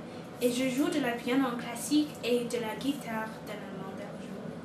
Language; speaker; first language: French; non-native, local second language; English